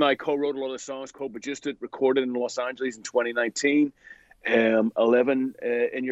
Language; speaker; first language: English; native; English